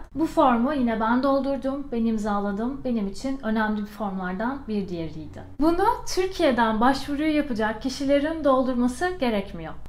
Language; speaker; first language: Turkish; native; Turkish